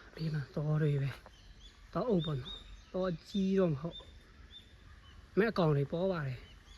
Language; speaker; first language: Burmese; non-native, local second language; Pa'o Karen